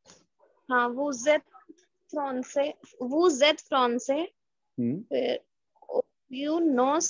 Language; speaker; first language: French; non-native, learner; Hindi